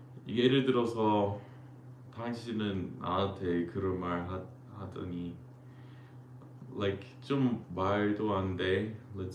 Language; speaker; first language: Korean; non-native, fluent; English